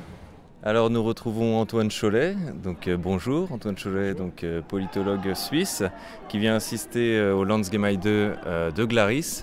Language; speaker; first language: French; native; French